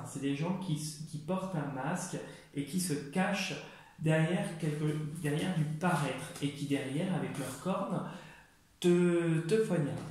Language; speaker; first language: French; native; French